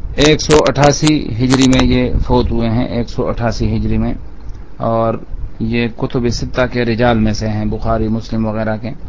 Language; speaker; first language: Urdu; non-native, local second language; Pashto